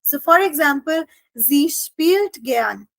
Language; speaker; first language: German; non-native, fluent; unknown